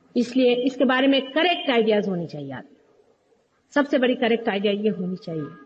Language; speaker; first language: Hindi; native; Hindi